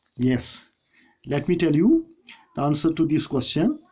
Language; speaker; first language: English; non-native, local second language; Hindi